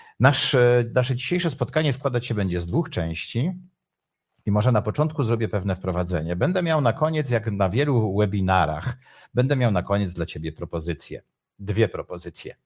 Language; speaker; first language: Polish; native; Polish